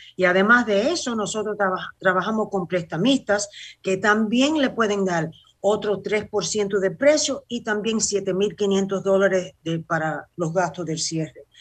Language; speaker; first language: Spanish; early bilingual, heritage; Spanish